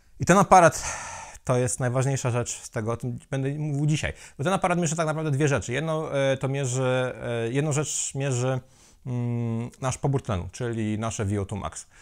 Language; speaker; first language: Polish; native; Polish